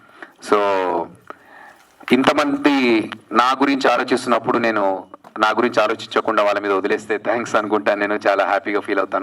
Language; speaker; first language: Telugu; native; Telugu